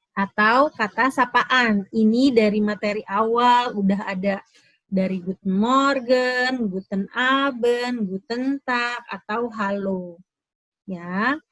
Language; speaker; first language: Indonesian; native; Indonesian